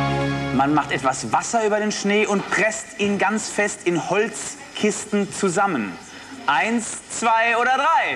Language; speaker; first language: German; native; German